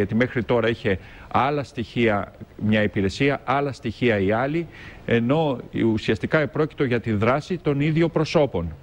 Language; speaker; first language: Greek; native; Greek